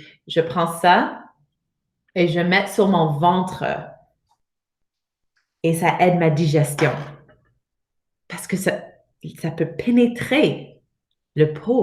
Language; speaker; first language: French; non-native, learner; English